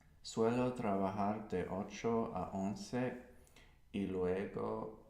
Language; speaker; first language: Spanish; non-native, learner; English